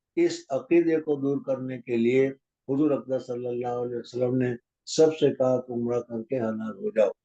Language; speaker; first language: Urdu; non-native, local second language; Gujarati